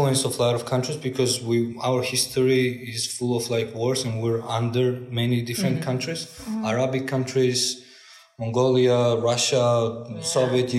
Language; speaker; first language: English; non-native, fluent; Georgian